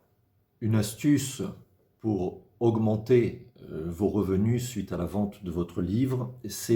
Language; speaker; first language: French; native; French